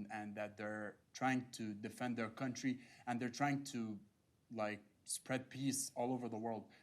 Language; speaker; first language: English; non-native, fluent; Arabic